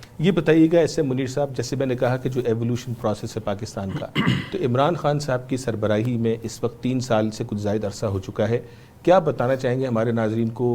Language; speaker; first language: Urdu; native; Urdu